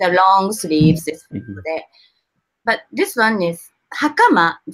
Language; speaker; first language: English; non-native, learner; Japanese